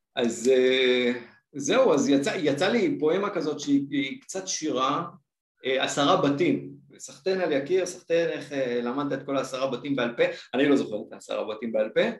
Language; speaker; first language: Hebrew; native; Hebrew